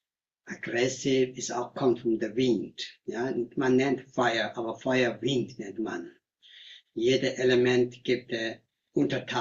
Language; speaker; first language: German; non-native, learner; Tibetan